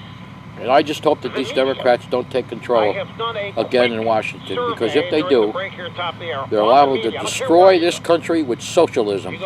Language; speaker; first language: English; native; English